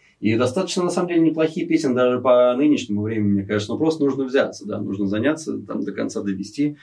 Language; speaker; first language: Russian; native; Russian